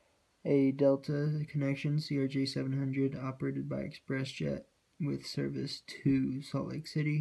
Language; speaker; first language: English; native; English